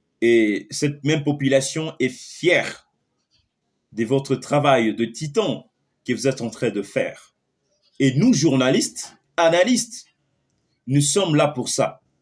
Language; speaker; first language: French; non-native, local second language; Lingala